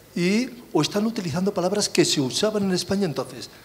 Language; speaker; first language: Spanish; native; Spanish